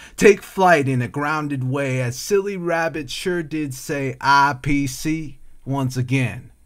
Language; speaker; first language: English; native; English